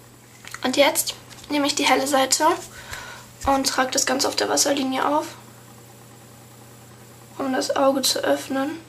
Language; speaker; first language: German; native; German